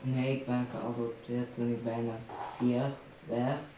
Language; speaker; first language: Dutch; early bilingual, other home language; Chinese